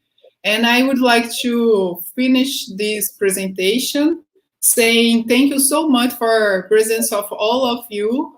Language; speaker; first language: English; non-native, fluent; Portuguese